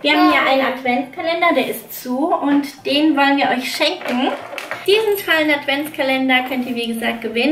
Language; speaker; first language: German; native; German